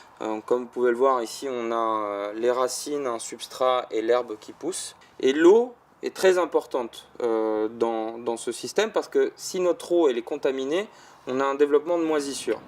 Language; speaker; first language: French; early bilingual, other home language; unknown